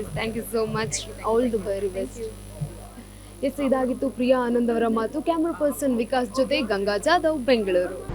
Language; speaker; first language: Kannada; native; Kannada